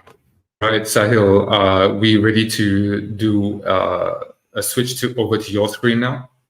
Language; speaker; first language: English; native; English